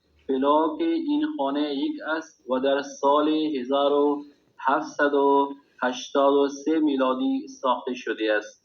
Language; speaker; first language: Persian; non-native, learner; Urdu